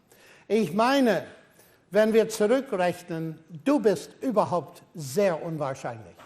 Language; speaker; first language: German; non-native, fluent; English